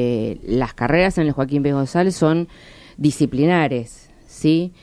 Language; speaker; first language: Spanish; native; Spanish